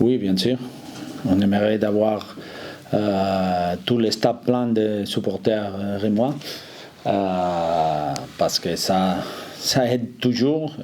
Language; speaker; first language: French; non-native, fluent; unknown